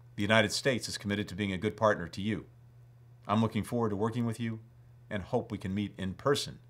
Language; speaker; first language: English; native; English